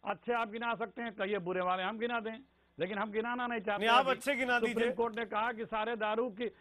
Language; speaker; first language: Hindi; native; Hindi